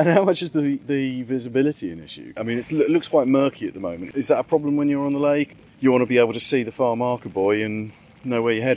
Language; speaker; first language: English; native; English